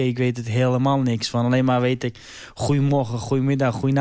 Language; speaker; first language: Dutch; non-native, learner; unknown